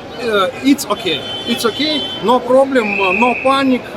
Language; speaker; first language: English; non-native, learner; Russian